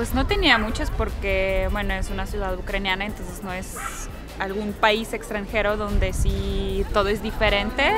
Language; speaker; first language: Spanish; early bilingual, heritage; Russian